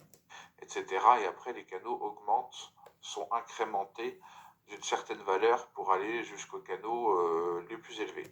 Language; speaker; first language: French; native; French